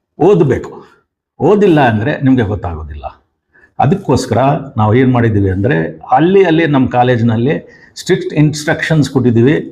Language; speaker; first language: Kannada; non-native, local second language; Urdu